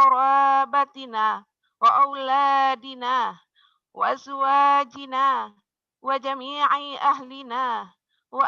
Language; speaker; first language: Arabic; non-native, fluent; Indonesian